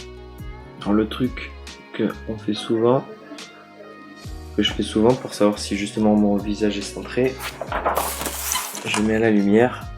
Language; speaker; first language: French; native; French